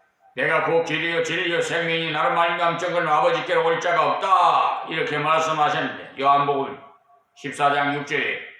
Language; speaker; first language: Korean; native; Korean